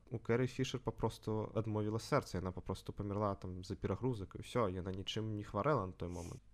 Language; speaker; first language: Belarusian; non-native, local second language; Russian